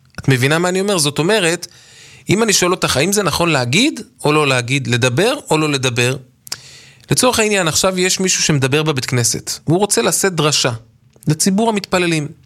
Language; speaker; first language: Hebrew; native; Hebrew